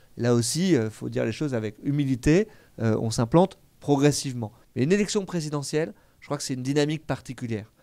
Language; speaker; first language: French; native; French